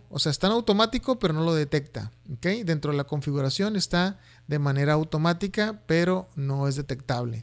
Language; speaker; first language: Spanish; native; Spanish